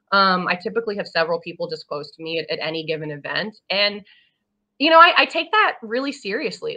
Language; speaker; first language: English; native; English